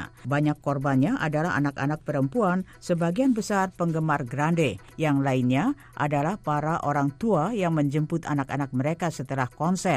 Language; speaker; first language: Indonesian; native; Indonesian